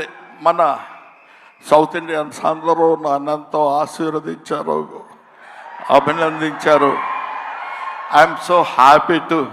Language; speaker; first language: Telugu; native; Telugu